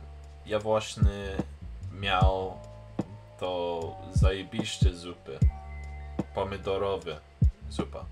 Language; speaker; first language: Polish; non-native, learner; English